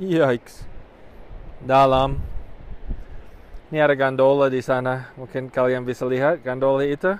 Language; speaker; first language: Indonesian; non-native, fluent; English